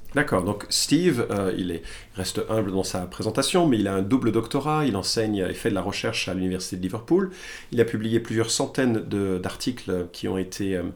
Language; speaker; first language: French; native; French